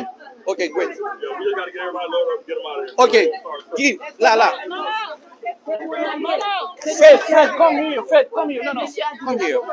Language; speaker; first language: English; non-native, fluent; Haitian Creole